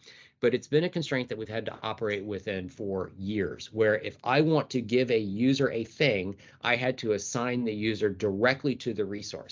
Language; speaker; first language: English; native; English